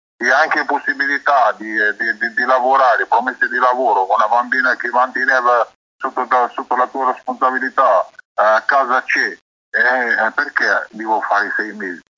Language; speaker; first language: Italian; non-native, learner; Arabic